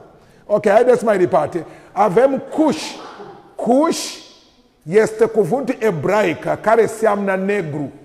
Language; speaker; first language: Romanian; non-native, learner; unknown